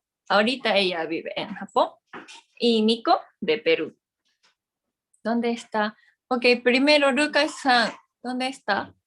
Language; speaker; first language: Spanish; non-native, learner; Japanese